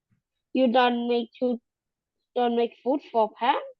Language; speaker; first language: English; non-native, learner; Thai